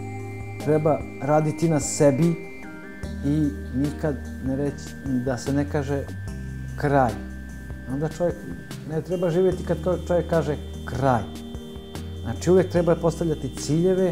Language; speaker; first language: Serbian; early bilingual, other home language; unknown